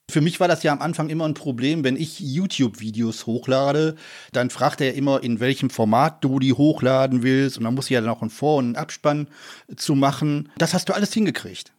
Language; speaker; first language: German; native; German